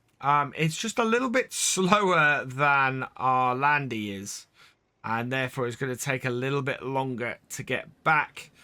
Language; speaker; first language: English; native; English